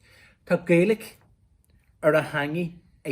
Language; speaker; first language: Irish; non-native, local second language; English